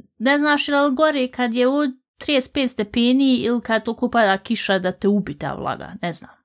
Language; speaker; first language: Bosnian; native; Bosnian